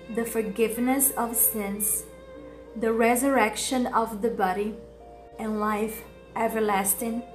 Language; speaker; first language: English; non-native, fluent; Portuguese